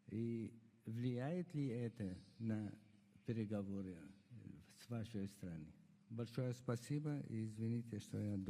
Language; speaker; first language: Russian; non-native, fluent; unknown